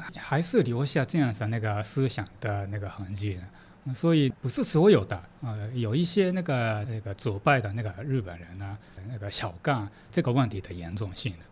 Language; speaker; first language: Chinese; non-native, fluent; Japanese